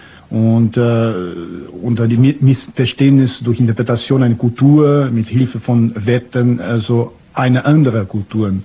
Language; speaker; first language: German; non-native, fluent; Portuguese